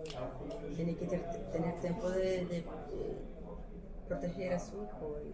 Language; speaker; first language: Spanish; non-native, fluent; Portuguese